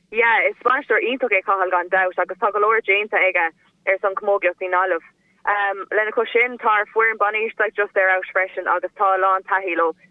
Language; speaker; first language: Irish; non-native, local second language; English